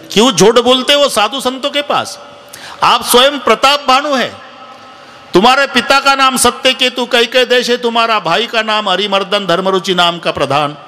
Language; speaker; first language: Hindi; non-native, local second language; Marathi